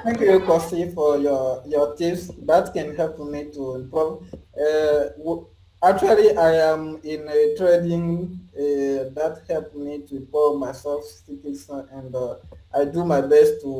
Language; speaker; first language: English; non-native, learner; French